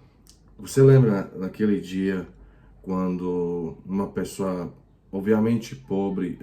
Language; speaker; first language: Portuguese; non-native, fluent; Croatian